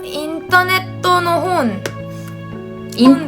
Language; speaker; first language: Japanese; non-native, learner; Korean